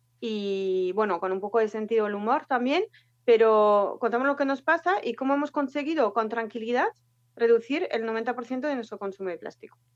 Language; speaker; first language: Spanish; non-native, fluent; French